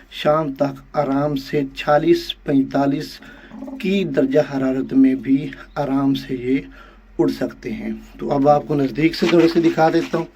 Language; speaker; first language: Urdu; non-native, local second language; Punjabi